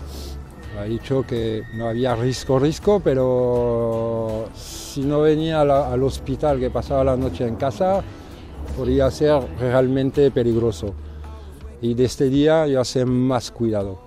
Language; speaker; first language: Spanish; non-native, fluent; French